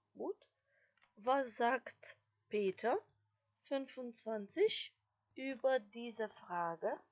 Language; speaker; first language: German; non-native, fluent; Macedonian